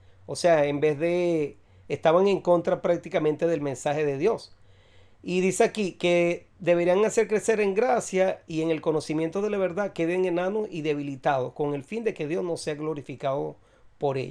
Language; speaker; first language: Spanish; native; Spanish